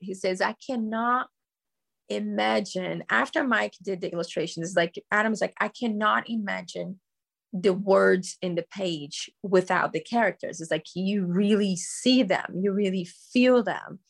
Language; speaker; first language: English; non-native, fluent; Portuguese